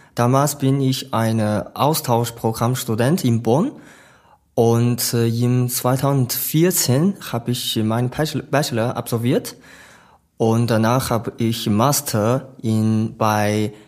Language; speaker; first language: German; non-native, learner; Chinese